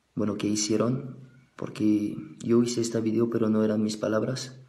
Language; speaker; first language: Spanish; non-native, fluent; French